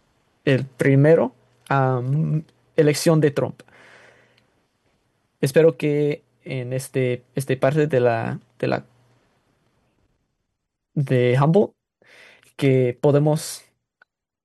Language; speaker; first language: Spanish; non-native, learner; English